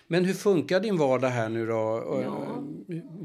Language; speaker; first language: Swedish; native; Swedish